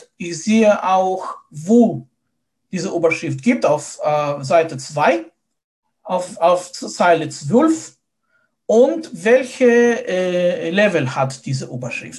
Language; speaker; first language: German; non-native, fluent; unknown